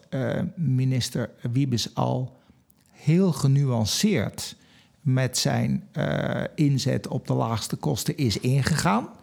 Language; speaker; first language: Dutch; native; Dutch